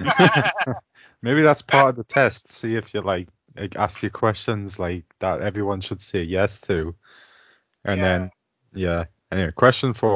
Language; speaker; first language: English; native; English